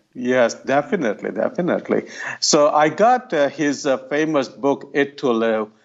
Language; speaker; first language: English; non-native, local second language; Gujarati